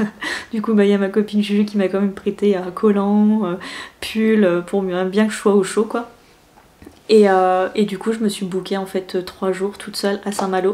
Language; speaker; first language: French; native; French